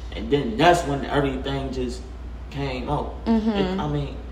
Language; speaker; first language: English; native; English